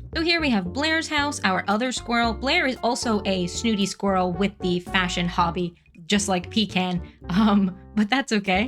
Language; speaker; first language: English; native; English